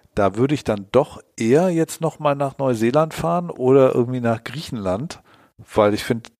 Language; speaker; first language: German; native; German